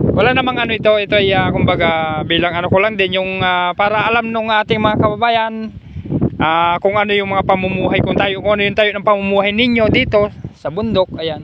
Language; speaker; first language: Filipino; native; Filipino